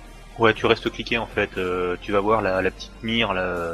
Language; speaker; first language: French; native; French